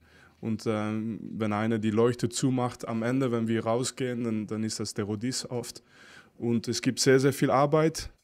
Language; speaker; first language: German; non-native, fluent; French